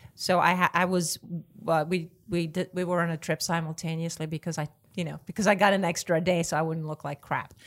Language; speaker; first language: English; non-native, fluent; Swedish